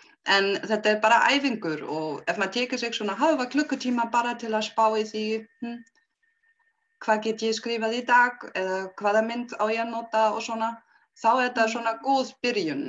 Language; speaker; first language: Icelandic; non-native, learner; German